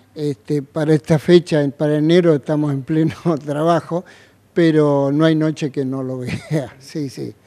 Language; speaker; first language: Spanish; native; Spanish